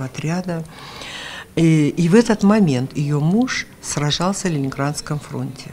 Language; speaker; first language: Russian; non-native, local second language; Karachay-Balkar